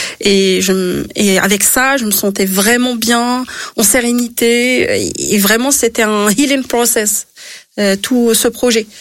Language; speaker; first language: French; non-native, local second language; Arabic